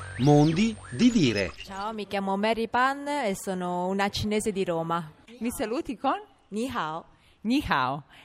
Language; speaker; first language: Italian; early bilingual, other home language; Chinese